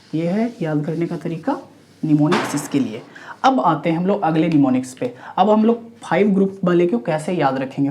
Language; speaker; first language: Hindi; non-native, local second language; Marathi